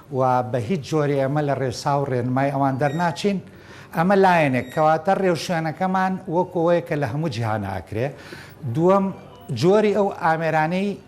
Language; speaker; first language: Central Kurdish; native; Central Kurdish